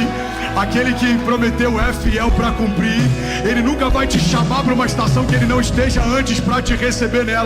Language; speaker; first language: Portuguese; native; Portuguese